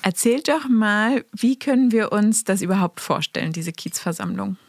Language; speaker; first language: German; native; German